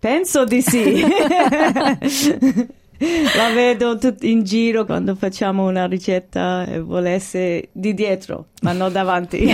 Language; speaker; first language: Italian; early bilingual, heritage; English